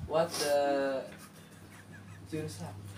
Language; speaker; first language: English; non-native, learner; Indonesian